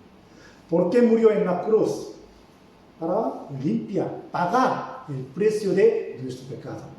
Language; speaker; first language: Spanish; non-native, fluent; Korean